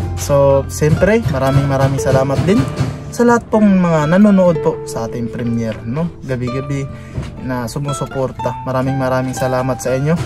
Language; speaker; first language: Filipino; non-native, local second language; Cebuano